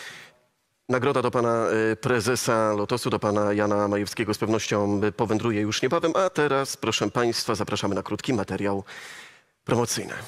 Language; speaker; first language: Polish; native; Polish